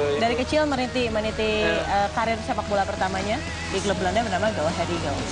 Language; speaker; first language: Indonesian; native; Indonesian